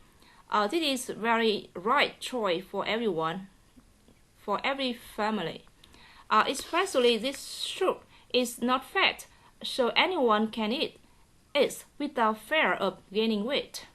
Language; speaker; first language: English; non-native, learner; Vietnamese